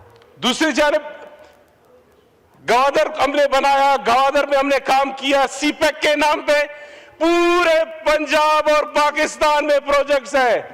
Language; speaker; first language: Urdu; non-native, local second language; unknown